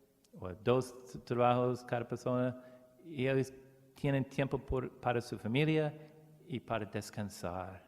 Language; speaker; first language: Spanish; non-native, learner; English